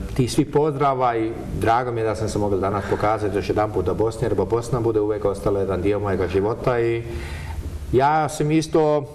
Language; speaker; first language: Croatian; early bilingual, heritage; Croatian